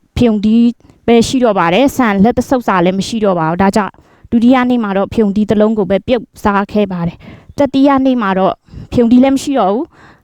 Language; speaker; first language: Burmese; non-native, local second language; Shan